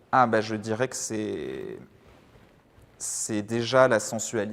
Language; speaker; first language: French; native; French